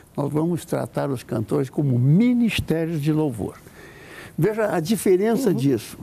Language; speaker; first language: Portuguese; native; Portuguese